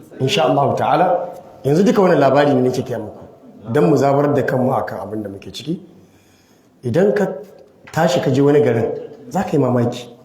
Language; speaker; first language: Hausa; native; Hausa